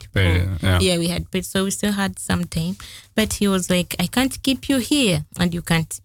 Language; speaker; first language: English; non-native, local second language; Ganda